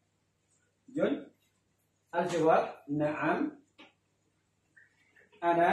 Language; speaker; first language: Arabic; non-native, fluent; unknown